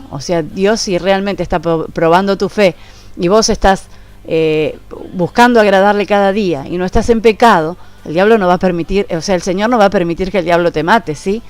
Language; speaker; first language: Spanish; native; Spanish